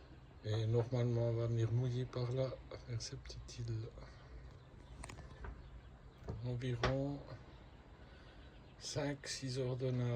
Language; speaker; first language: French; native; French